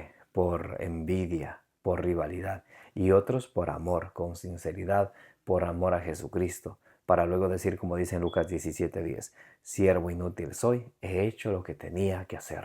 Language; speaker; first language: Spanish; native; Spanish